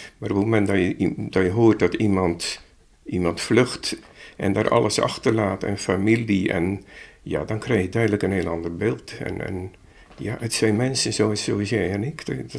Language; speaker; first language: Dutch; native; Dutch